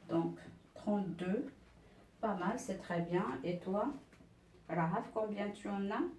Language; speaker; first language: French; non-native, local second language; Arabic